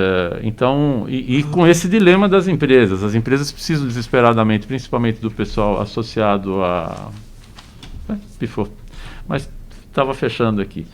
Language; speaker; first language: Portuguese; native; Portuguese